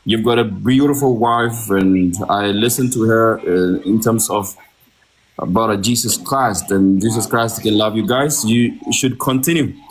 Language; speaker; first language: English; non-native, learner; Amharic